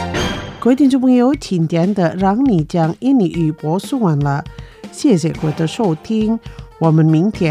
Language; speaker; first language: Chinese; non-native, fluent; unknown